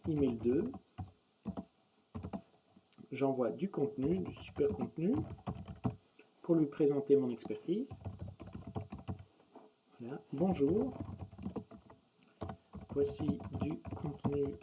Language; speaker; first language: French; native; French